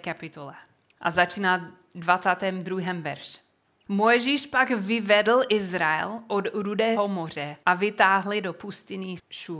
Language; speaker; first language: Czech; non-native, fluent; English